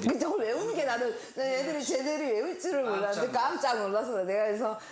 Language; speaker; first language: Korean; native; Korean